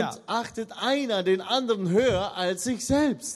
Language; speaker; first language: German; non-native, fluent; Russian